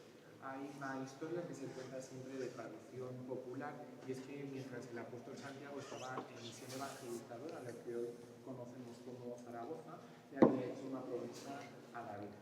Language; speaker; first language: Spanish; native; Spanish